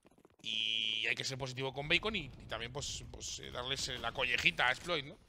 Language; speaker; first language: Spanish; native; Spanish